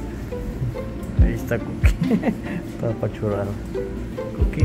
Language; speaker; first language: Spanish; native; Spanish